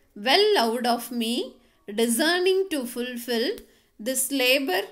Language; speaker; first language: English; non-native, local second language; Tamil